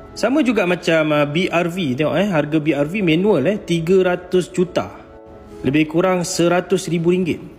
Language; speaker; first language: Malay; native; Malay